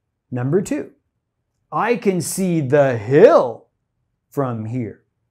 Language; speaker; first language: English; native; English